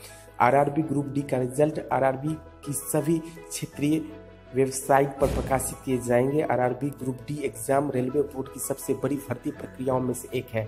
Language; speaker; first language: Hindi; native; Hindi